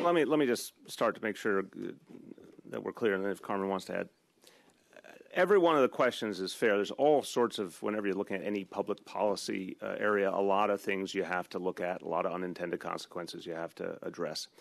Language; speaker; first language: English; native; English